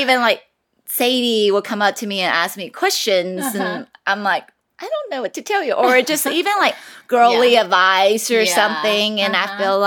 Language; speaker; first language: English; non-native, fluent; Chinese